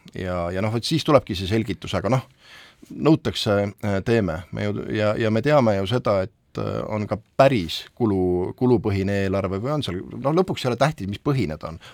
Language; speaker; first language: Estonian; native; Estonian